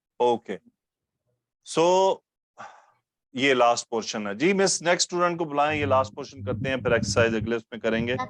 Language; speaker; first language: Urdu; native; Urdu